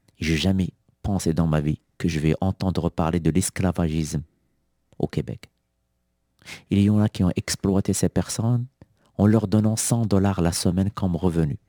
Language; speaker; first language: French; non-native, local second language; Arabic